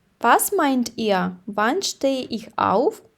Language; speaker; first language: German; non-native, fluent; Ukrainian